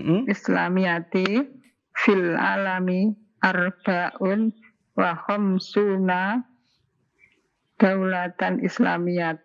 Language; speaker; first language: Arabic; non-native, learner; Indonesian